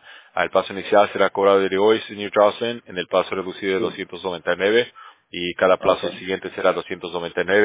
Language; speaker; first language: Spanish; native; Spanish